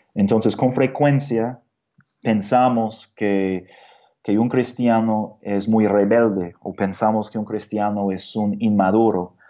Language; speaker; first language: Spanish; non-native, fluent; English